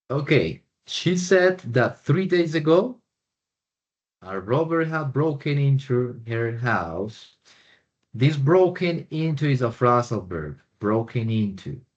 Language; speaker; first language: English; non-native, fluent; Spanish